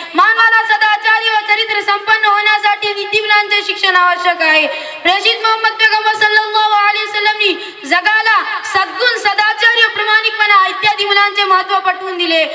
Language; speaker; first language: Marathi; non-native, local second language; Urdu